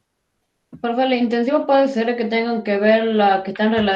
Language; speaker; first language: Spanish; native; Spanish